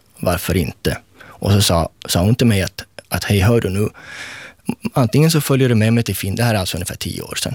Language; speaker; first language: Swedish; native; Swedish